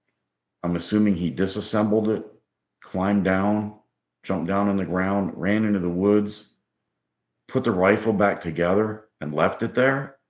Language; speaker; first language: English; native; English